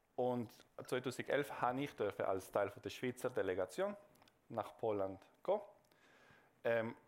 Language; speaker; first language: German; non-native, local second language; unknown